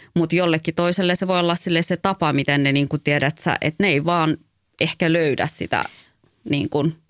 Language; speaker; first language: Finnish; early bilingual, other home language; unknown